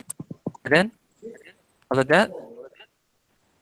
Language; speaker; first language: English; non-native, fluent; Indonesian